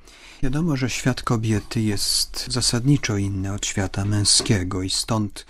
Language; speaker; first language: Polish; native; Polish